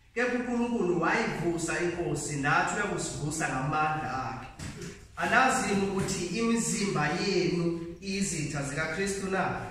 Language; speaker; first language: Zulu; non-native, local second language; Xhosa